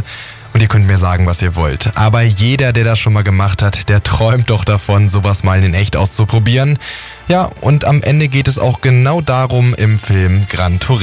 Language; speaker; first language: German; native; German